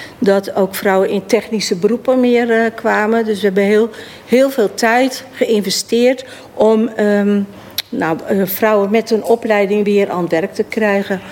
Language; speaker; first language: Dutch; native; Dutch